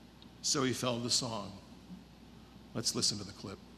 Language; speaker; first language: English; native; English